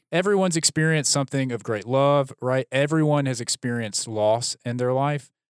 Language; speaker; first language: English; native; English